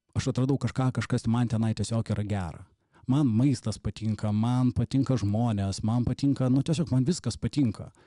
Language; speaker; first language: Lithuanian; native; Lithuanian